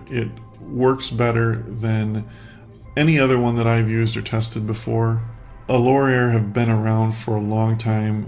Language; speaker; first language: English; native; English